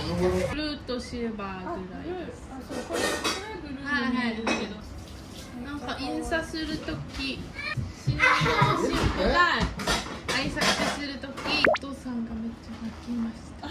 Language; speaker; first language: Japanese; non-native, learner; Korean